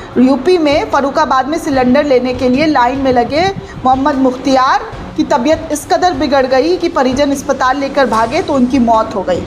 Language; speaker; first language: Hindi; native; Hindi